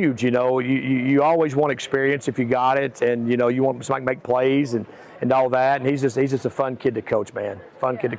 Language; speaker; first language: English; native; English